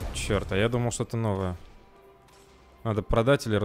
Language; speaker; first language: Russian; native; Russian